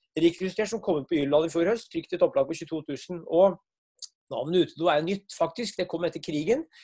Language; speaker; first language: Norwegian; native; Norwegian